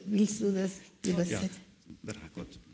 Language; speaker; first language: German; non-native, learner; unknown